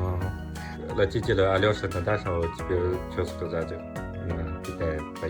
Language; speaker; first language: Russian; non-native, learner; Chinese